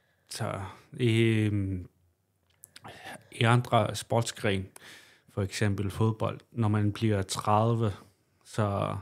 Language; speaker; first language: Danish; non-native, local second language; Kalaallisut